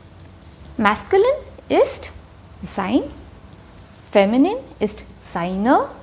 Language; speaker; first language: German; non-native, fluent; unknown